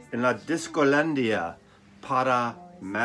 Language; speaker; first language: Spanish; non-native, learner; English